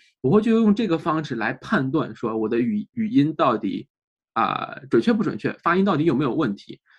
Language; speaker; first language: Chinese; native; Chinese